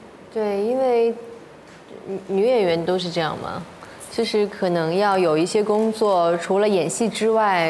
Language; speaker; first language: Chinese; native; Chinese